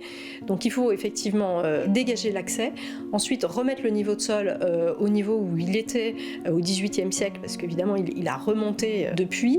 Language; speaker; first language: French; native; French